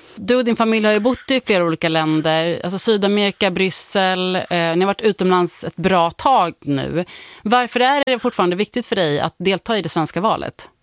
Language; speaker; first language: Swedish; native; Swedish